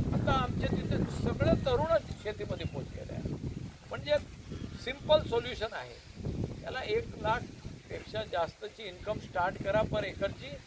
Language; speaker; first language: Marathi; non-native, local second language; Gujarati